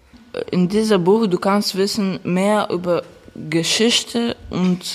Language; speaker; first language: German; non-native, learner; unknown